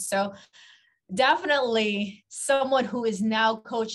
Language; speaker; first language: English; non-native, local second language; Filipino